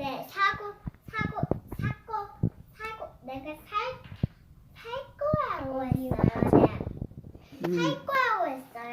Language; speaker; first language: Korean; early bilingual, heritage; Korean